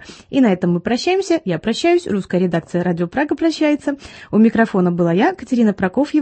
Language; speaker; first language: Russian; native; Russian